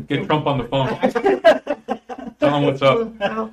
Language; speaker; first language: English; early bilingual, other home language; Spanish